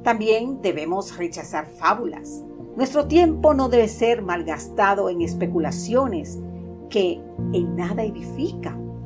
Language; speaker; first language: Spanish; native; Spanish